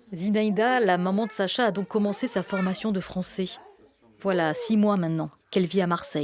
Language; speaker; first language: French; native; French